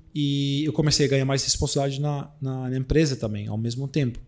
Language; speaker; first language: Portuguese; non-native, fluent; Dutch